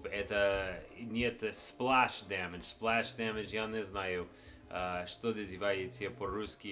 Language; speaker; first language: Russian; non-native, learner; English